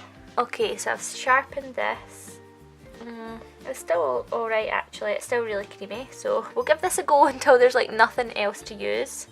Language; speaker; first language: English; native; English